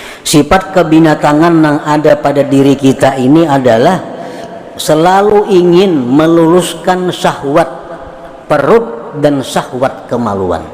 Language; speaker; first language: Indonesian; non-native, local second language; Banjar